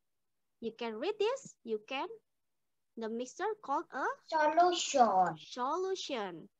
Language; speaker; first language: English; non-native, learner; Indonesian